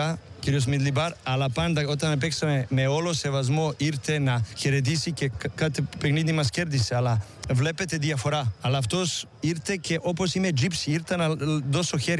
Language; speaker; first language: Greek; non-native, learner; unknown